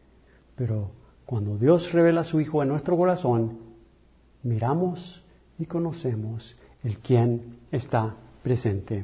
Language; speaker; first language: Spanish; early bilingual, heritage; English